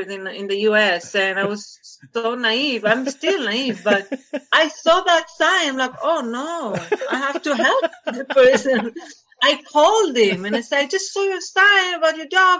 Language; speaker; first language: English; non-native, fluent; Hebrew